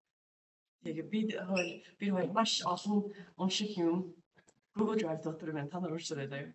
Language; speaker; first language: Mongolian; non-native, learner; English